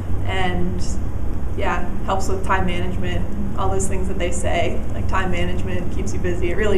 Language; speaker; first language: English; native; English